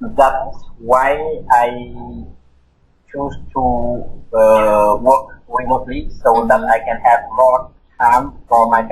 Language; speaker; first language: English; non-native, learner; Vietnamese